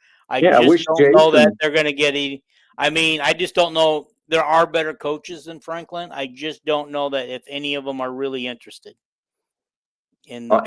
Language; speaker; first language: English; native; English